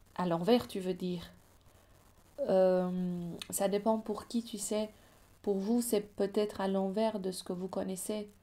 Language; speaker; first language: French; non-native, fluent; Persian